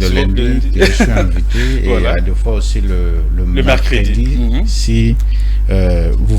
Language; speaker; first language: French; non-native, local second language; Lingala